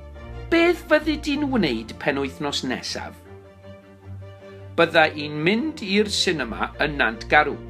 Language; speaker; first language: Welsh; non-native, local second language; English